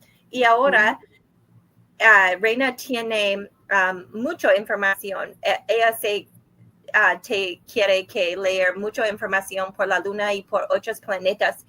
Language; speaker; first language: Spanish; non-native, learner; English